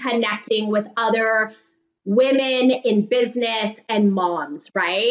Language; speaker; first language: English; native; English